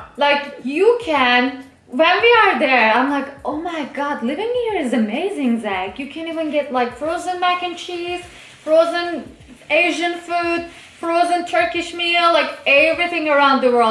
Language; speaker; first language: English; non-native, fluent; Turkish